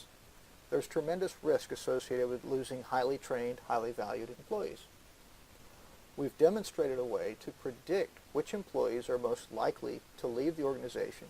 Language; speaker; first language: English; native; English